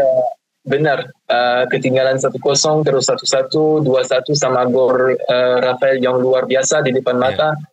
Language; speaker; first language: Indonesian; non-native, fluent; French